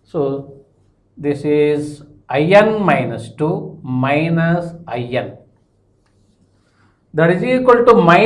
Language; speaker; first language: English; non-native, local second language; Telugu